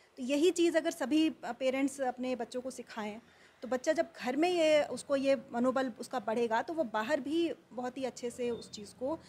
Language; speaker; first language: Hindi; native; Hindi